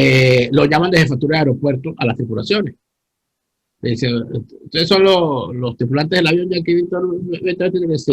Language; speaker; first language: Spanish; native; Spanish